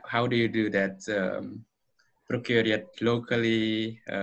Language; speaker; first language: English; non-native, fluent; Dutch